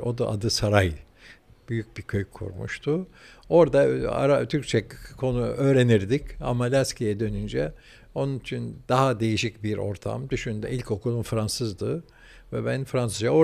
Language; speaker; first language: Turkish; early bilingual, heritage; Turkish